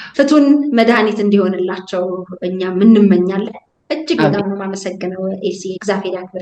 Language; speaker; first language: Amharic; native; Amharic